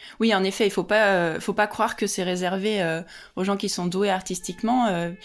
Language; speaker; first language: French; native; French